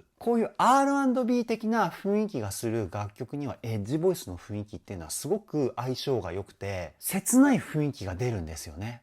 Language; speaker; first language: Japanese; native; Japanese